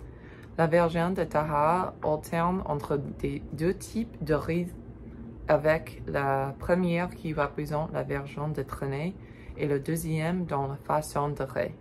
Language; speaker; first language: French; non-native, learner; English